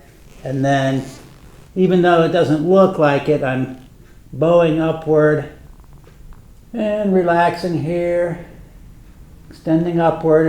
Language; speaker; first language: English; native; English